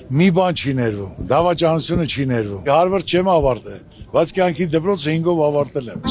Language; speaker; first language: Armenian; native; Armenian